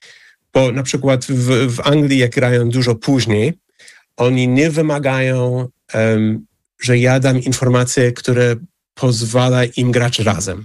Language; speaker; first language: Polish; non-native, fluent; English